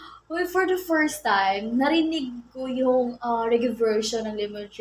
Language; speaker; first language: English; non-native, local second language; Filipino